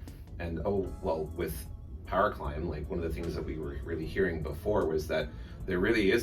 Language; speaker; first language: English; native; English